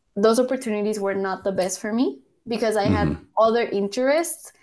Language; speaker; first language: English; early bilingual, other home language; Spanish